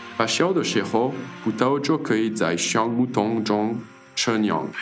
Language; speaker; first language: Chinese; non-native, learner; French